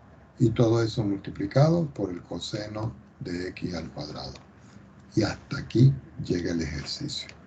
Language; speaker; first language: Spanish; native; Spanish